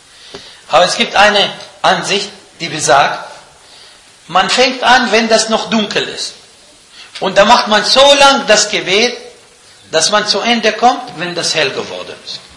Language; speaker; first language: German; non-native, fluent; Arabic